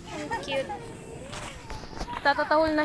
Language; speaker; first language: Filipino; native; Filipino